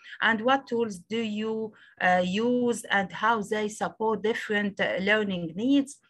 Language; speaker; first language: English; non-native, local second language; Arabic